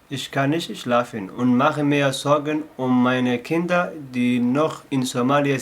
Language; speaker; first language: German; non-native, fluent; Somali